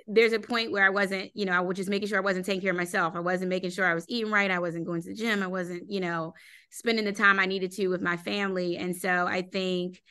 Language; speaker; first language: English; native; English